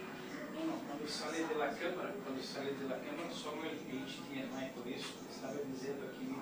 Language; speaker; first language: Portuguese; non-native, learner; Spanish